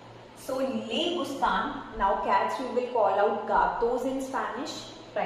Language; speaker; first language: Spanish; non-native, fluent; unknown